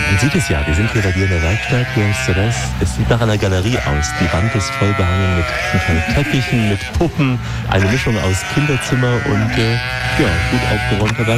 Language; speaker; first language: German; native; German